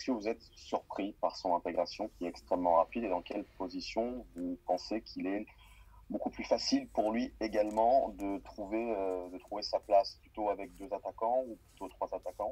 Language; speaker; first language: French; native; French